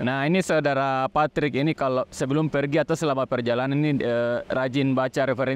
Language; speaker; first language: Indonesian; native; Indonesian